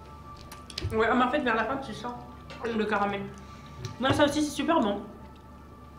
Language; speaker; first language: French; native; French